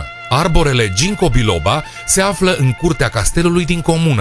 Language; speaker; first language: Romanian; native; Romanian